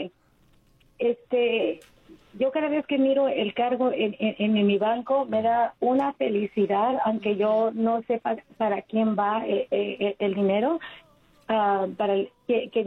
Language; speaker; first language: Spanish; early bilingual, heritage; Spanish